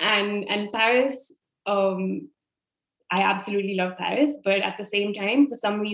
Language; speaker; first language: English; non-native, local second language; Hindi